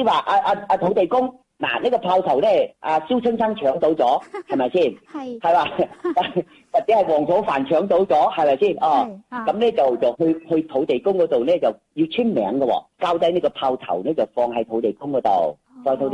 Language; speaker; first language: Cantonese; native; Cantonese